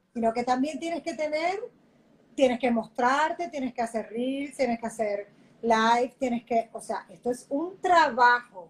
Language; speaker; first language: Spanish; native; Spanish